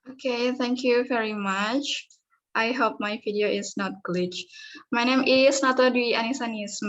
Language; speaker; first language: English; non-native, fluent; Indonesian